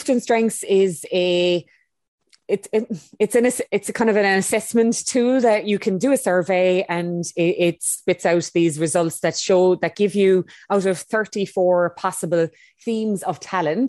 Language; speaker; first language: English; native; English